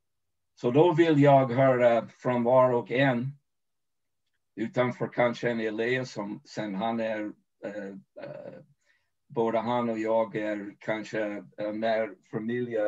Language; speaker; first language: Swedish; non-native, fluent; English